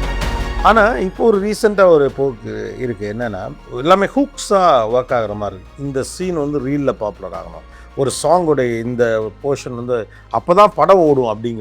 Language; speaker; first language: Tamil; native; Tamil